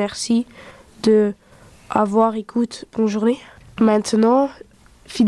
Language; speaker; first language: French; early bilingual, other home language; Dutch